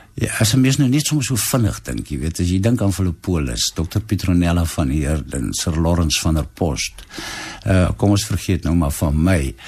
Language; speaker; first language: Afrikaans; native; Afrikaans